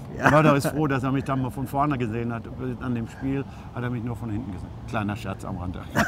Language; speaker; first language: German; native; German